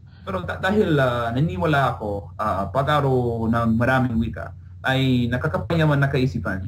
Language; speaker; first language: Filipino; non-native, learner; English